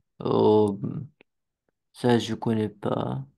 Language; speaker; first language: French; non-native, learner; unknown